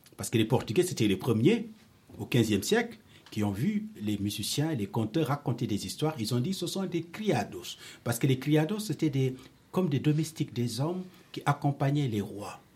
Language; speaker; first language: French; non-native, local second language; Wolof